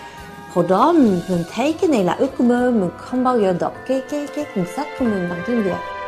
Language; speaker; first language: Vietnamese; early bilingual, heritage; Vietnamese